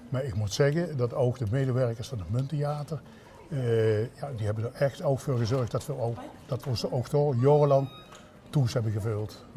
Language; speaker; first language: Dutch; native; Dutch